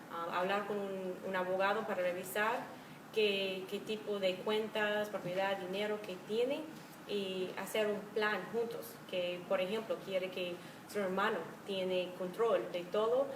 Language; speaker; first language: Spanish; non-native, fluent; English